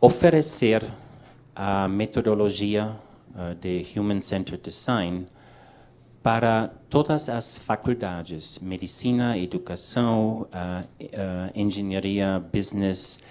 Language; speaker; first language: Portuguese; non-native, learner; English